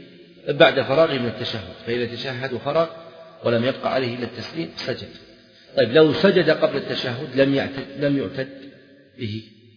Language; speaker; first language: Arabic; native; Arabic